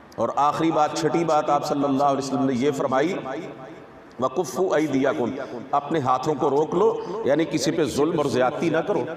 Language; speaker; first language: Urdu; non-native, local second language; Punjabi